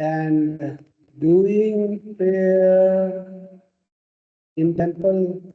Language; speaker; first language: English; non-native, local second language; Tibetan